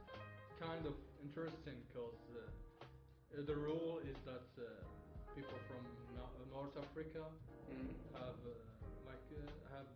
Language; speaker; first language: English; non-native, fluent; Arabic